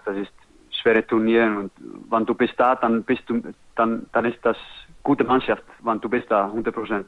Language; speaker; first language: German; non-native, learner; Icelandic